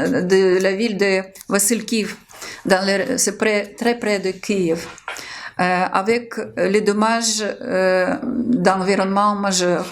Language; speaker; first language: French; non-native, fluent; Ukrainian